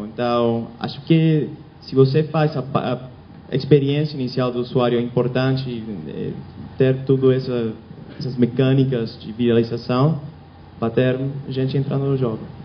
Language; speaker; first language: Portuguese; non-native, fluent; Spanish